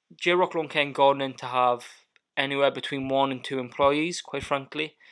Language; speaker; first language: English; native; English